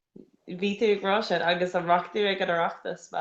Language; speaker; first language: Irish; non-native, local second language; English